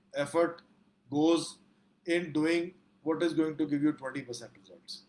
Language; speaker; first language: English; non-native, local second language; Punjabi